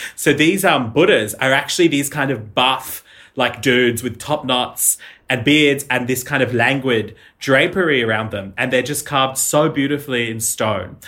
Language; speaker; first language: English; native; English